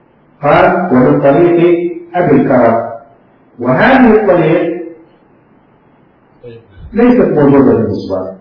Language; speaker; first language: Arabic; native; Arabic